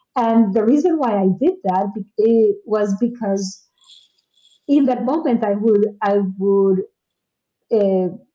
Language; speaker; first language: English; non-native, fluent; Spanish